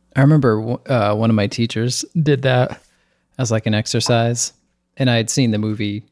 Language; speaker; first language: English; native; English